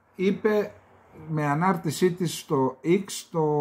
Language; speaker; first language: Greek; native; Greek